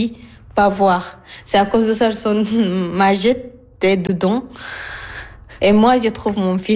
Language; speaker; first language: French; non-native, learner; Arabic